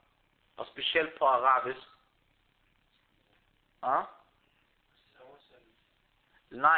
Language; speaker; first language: Danish; non-native, fluent; Arabic